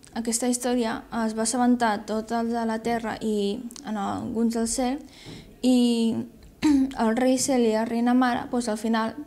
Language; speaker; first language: Catalan; non-native, fluent; Chinese